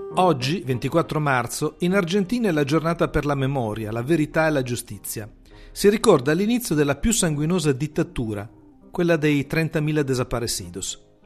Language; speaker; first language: Italian; native; Italian